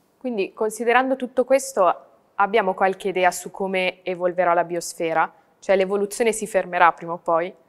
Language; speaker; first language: Italian; native; Italian